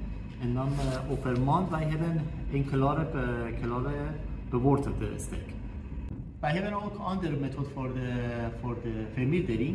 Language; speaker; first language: Dutch; non-native, learner; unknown